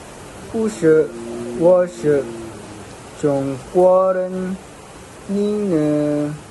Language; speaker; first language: Chinese; non-native, learner; Malay